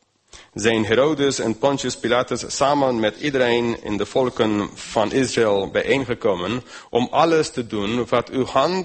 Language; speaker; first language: Dutch; non-native, fluent; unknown